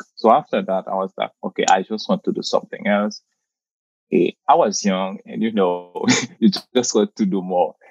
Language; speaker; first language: English; non-native, fluent; Haitian Creole